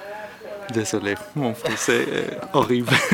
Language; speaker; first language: French; non-native, learner; Arabic